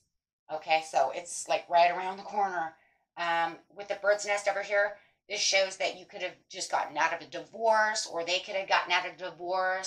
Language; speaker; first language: English; native; English